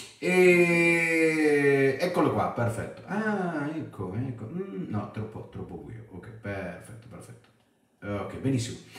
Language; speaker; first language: Italian; non-native, fluent; Spanish